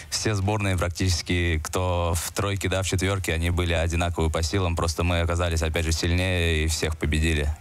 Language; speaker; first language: Russian; native; Russian